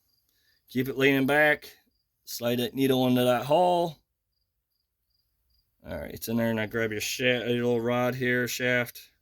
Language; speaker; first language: English; native; English